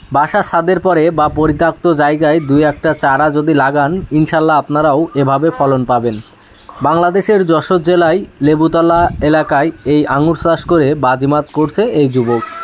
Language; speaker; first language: Bangla; native; Bangla